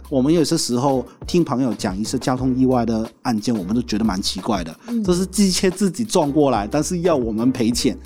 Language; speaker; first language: Chinese; non-native, local second language; Cantonese